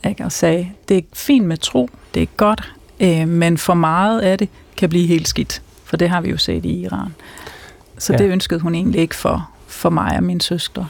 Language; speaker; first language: Danish; early bilingual, other home language; Persian